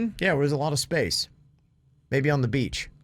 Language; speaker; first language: English; native; English